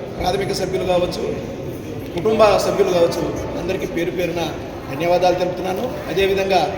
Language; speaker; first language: Telugu; non-native, local second language; Lambadi